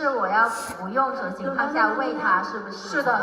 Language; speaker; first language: Chinese; non-native, learner; Thai